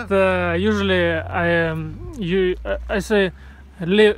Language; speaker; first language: English; non-native, learner; Russian